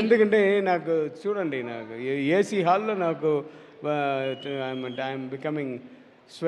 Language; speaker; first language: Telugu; non-native, learner; Tamil